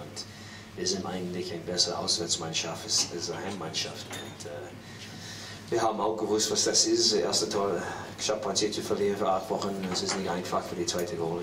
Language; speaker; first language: German; non-native, learner; English